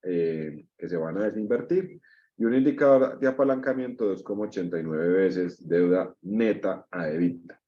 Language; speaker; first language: Spanish; native; Spanish